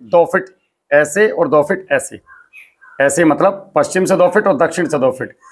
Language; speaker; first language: Hindi; native; Hindi